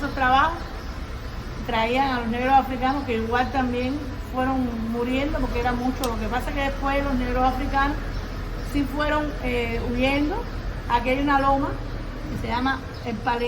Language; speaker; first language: Spanish; native; Spanish